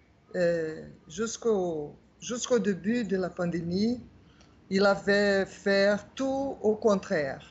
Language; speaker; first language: French; non-native, fluent; Portuguese